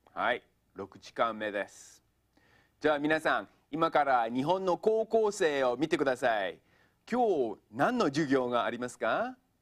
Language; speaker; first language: Japanese; non-native, fluent; English